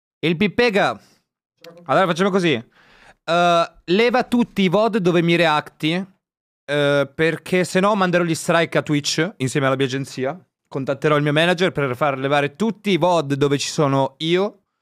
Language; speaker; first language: Italian; native; Italian